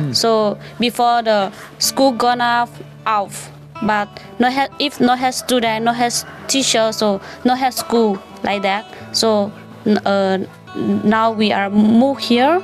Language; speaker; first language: English; non-native, learner; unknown